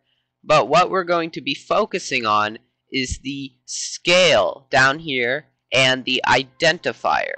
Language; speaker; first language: English; native; English